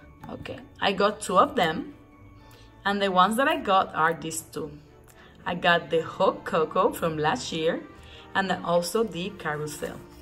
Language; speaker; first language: English; non-native, local second language; Spanish